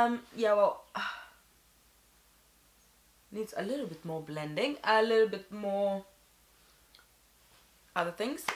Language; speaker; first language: English; non-native, fluent; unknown